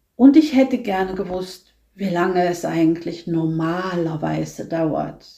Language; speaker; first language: German; non-native, fluent; Norwegian